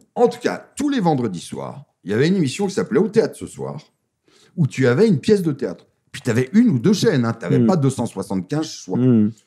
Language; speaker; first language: French; native; French